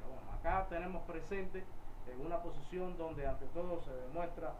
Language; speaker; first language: Spanish; native; Spanish